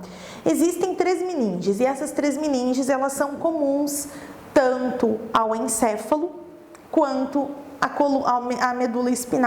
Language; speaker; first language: Portuguese; native; Portuguese